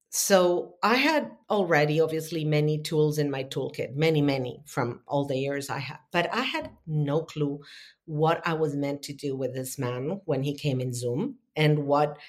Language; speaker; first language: English; non-native, fluent; Spanish